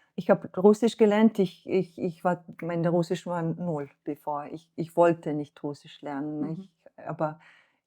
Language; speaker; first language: German; non-native, fluent; Slovenian